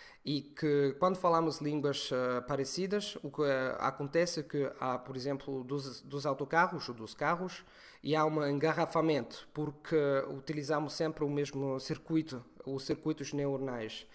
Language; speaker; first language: Portuguese; non-native, fluent; Italian